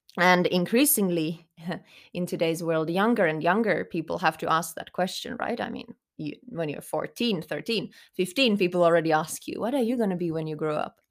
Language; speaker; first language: English; non-native, fluent; Finnish